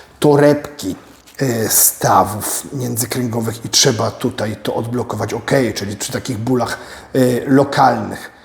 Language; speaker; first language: Polish; native; Polish